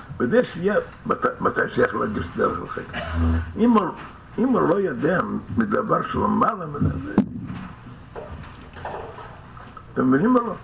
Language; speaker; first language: Hebrew; non-native, fluent; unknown